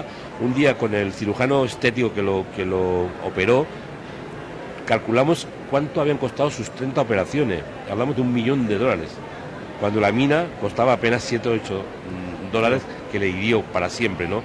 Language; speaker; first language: Spanish; native; Spanish